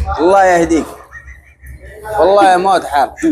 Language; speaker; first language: Arabic; non-native, learner; Bangla